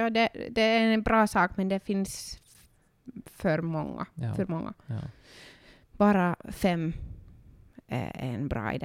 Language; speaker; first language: Swedish; non-native, local second language; Finnish